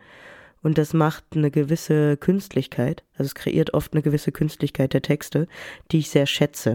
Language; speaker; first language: German; early bilingual, other home language; French